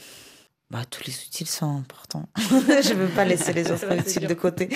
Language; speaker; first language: French; non-native, fluent; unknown